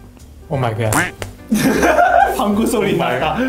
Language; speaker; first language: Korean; non-native, learner; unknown